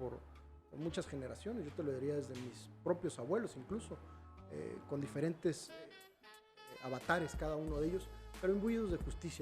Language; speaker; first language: Spanish; native; Spanish